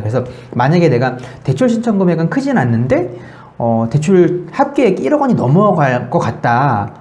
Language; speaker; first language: Korean; native; Korean